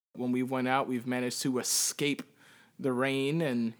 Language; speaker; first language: English; early bilingual, heritage; Spanish